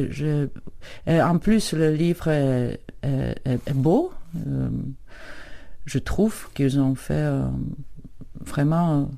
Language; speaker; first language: French; non-native, fluent; Czech